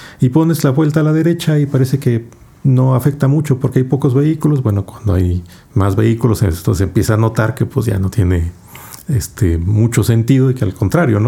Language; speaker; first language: Spanish; native; Spanish